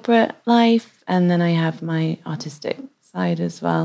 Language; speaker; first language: English; native; English